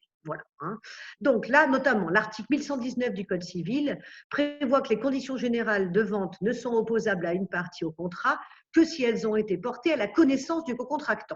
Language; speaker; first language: French; native; French